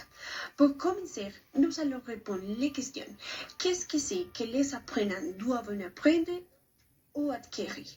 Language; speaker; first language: French; non-native, learner; Spanish